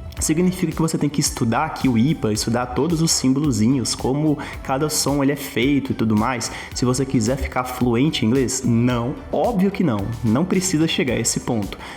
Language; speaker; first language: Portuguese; native; Portuguese